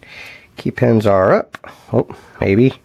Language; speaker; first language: English; native; English